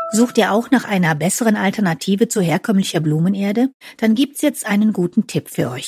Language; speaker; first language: German; native; German